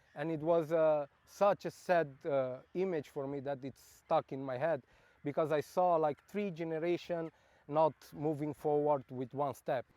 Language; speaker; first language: English; non-native, fluent; Romanian